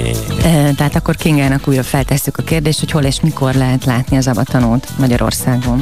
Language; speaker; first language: Hungarian; native; Hungarian